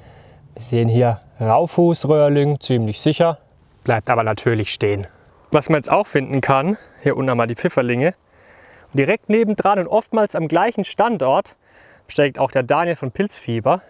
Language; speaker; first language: German; native; German